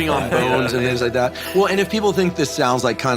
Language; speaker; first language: English; native; English